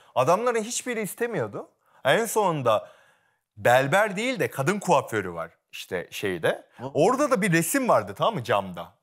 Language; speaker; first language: Turkish; non-native, fluent; Korean